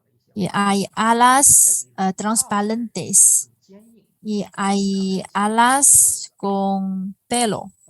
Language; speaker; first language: Spanish; non-native, fluent; Chinese